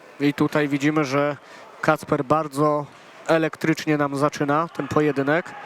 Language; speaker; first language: Polish; native; Polish